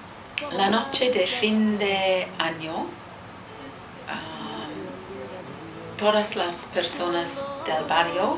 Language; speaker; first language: Spanish; non-native, learner; English